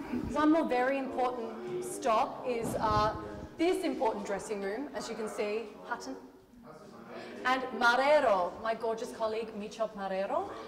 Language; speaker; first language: English; native; English